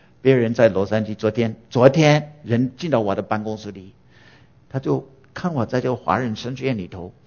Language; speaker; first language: Chinese; non-native, fluent; English